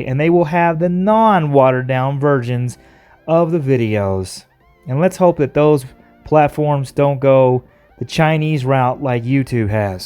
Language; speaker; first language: English; native; English